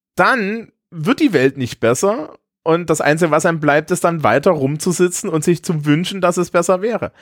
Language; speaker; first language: German; native; German